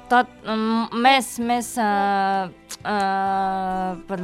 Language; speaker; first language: Catalan; non-native, learner; Indonesian